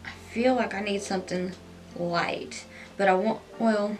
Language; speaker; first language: English; native; English